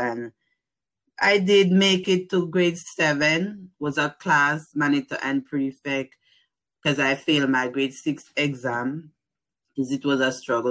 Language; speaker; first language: English; non-native, local second language; Jamaican Creole English